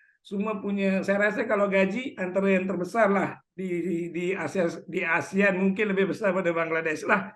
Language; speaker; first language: Malay; native; Malay